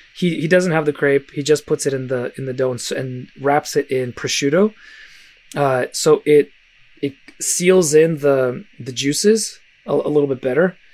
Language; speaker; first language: English; early bilingual, other home language; Russian